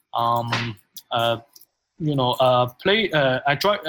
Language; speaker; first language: English; non-native, fluent; Chinese